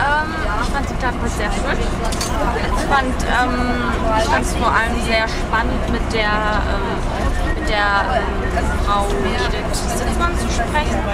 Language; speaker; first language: German; native; German